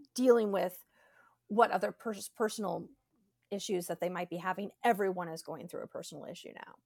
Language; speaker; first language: English; native; English